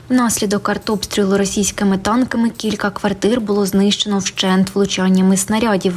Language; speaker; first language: Ukrainian; native; Ukrainian